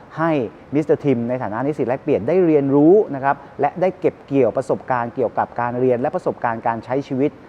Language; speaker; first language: Thai; native; Thai